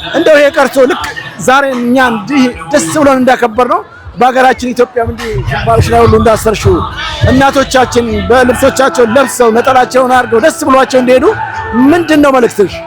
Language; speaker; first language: Amharic; native; Amharic